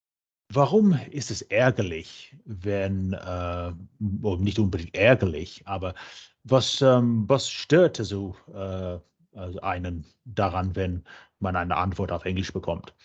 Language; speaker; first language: German; non-native, fluent; English